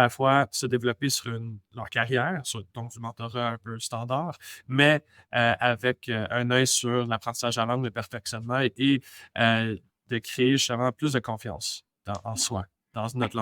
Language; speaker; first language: French; non-native, local second language; English